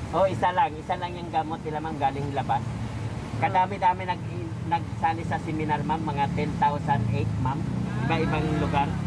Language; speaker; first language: Filipino; non-native, local second language; Cebuano